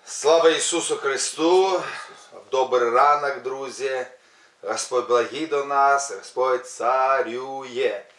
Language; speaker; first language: Ukrainian; non-native, local second language; Russian